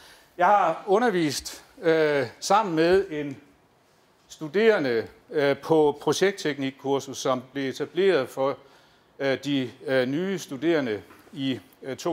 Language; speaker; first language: Danish; native; Danish